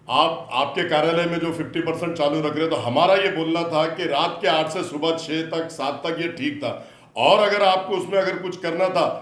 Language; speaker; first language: Hindi; non-native, local second language; Urdu